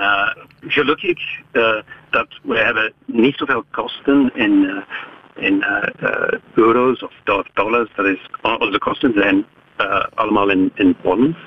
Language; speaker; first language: Dutch; non-native, fluent; English